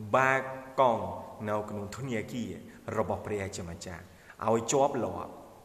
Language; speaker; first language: Khmer; non-native, fluent; Spanish